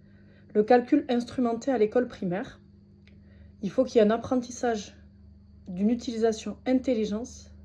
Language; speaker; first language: French; native; French